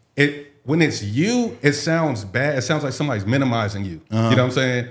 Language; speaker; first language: English; native; English